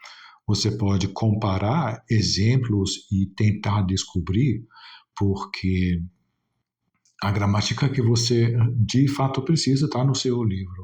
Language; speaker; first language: Portuguese; non-native, fluent; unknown